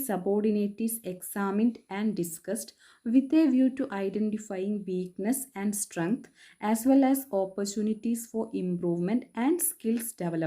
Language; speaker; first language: English; non-native, local second language; Malayalam